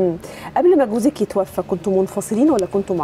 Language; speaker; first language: Arabic; native; Arabic